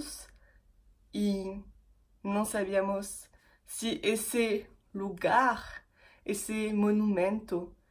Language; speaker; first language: Portuguese; non-native, fluent; French